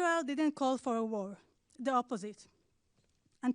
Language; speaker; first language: English; non-native, fluent; Hebrew